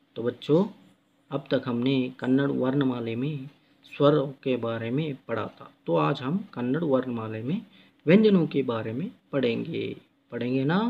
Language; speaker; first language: Hindi; non-native, local second language; Kannada